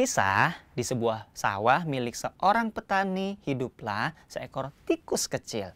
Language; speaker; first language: Indonesian; native; Indonesian